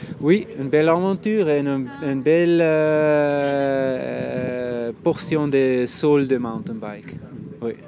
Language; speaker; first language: French; non-native, local second language; German